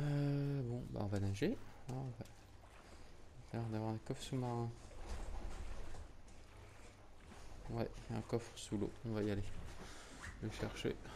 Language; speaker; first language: French; native; French